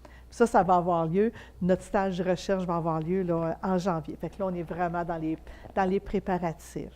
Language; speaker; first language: French; native; French